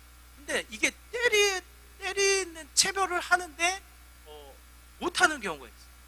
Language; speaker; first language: Korean; native; Korean